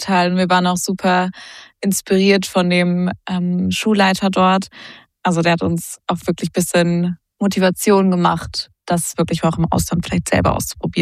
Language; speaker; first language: German; native; German